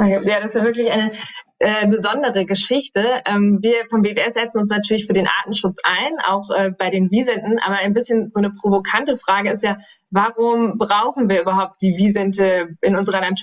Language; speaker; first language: German; native; German